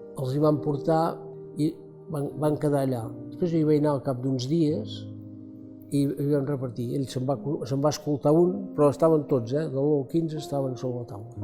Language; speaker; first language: Catalan; native; Catalan